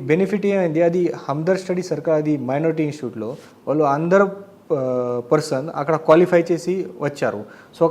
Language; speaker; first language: Telugu; non-native, fluent; Marathi